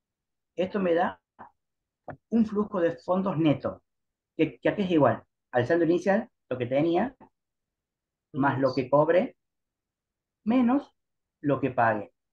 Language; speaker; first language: Spanish; native; Spanish